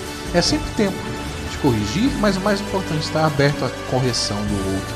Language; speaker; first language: Portuguese; native; Portuguese